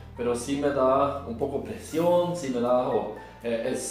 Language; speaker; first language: Spanish; non-native, learner; Norwegian